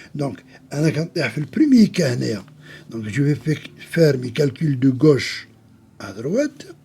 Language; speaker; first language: French; non-native, local second language; Arabic